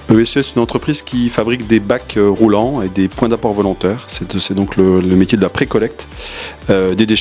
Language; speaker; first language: French; native; French